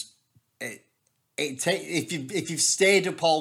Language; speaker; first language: English; native; English